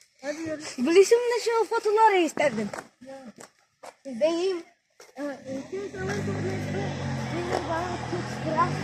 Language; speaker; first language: Turkish; early bilingual, heritage; Turkish